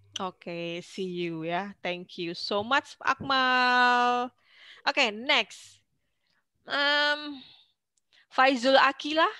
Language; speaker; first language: English; non-native, fluent; Indonesian